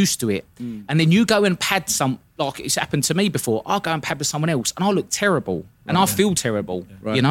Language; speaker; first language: English; native; English